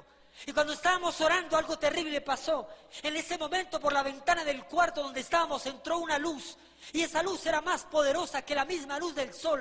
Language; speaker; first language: Spanish; native; Spanish